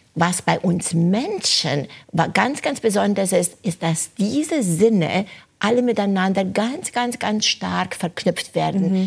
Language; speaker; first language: German; non-native, fluent; Romanian